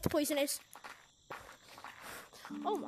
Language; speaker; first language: English; native; English